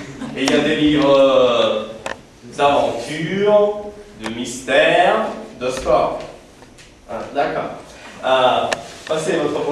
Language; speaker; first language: French; non-native, fluent; Russian